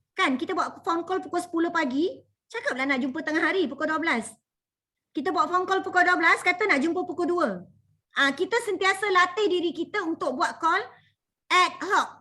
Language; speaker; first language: Malay; native; Malay